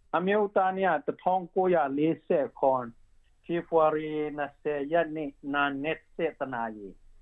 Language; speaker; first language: Burmese; non-native, local second language; Hakha Chin